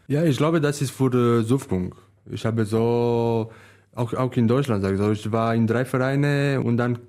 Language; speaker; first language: German; non-native, learner; Romanian